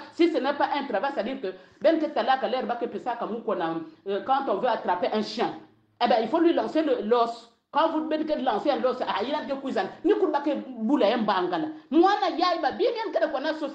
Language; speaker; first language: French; non-native, local second language; Lingala